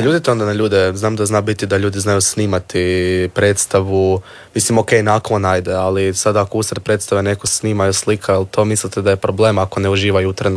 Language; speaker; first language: Serbian; native; Serbian